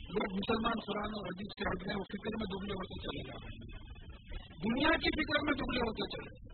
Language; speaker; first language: Urdu; native; Urdu